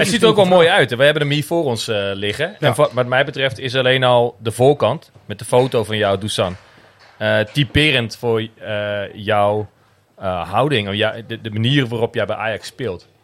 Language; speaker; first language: Dutch; native; Dutch